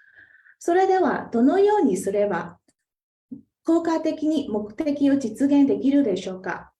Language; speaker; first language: Japanese; non-native, fluent; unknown